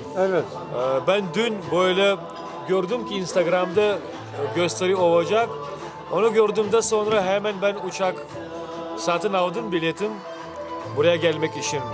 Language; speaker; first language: Turkish; non-native, learner; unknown